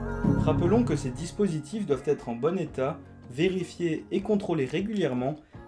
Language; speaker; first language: French; native; French